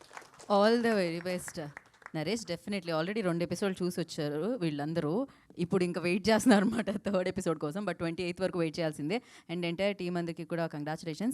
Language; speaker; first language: Telugu; native; Telugu